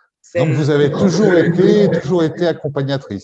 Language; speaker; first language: French; native; French